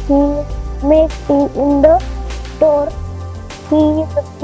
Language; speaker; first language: English; non-native, learner; Marathi